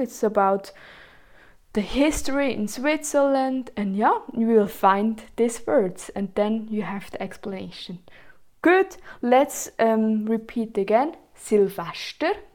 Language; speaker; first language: English; non-native, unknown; German